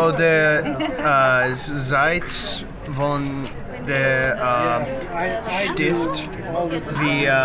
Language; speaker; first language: German; non-native, learner; English